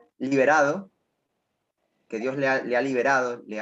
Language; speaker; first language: Spanish; native; Spanish